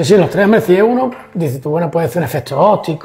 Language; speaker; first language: Spanish; native; Spanish